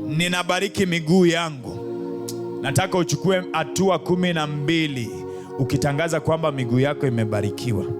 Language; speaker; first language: Swahili; non-native, local second language; Luo (Kenya and Tanzania)